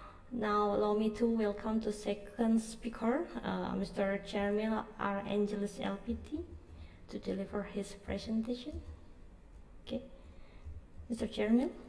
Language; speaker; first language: English; non-native, learner; Indonesian